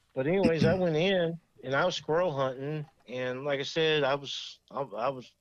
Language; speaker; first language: English; native; English